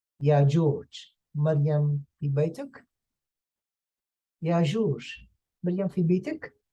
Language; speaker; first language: Arabic; non-native, fluent; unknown